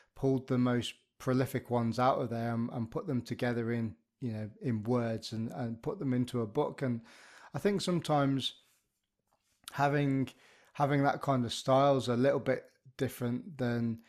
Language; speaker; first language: English; native; English